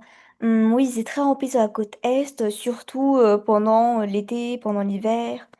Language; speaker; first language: French; early bilingual, other home language; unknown